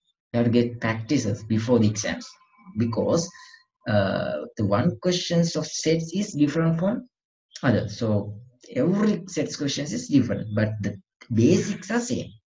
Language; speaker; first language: English; non-native, local second language; Sinhala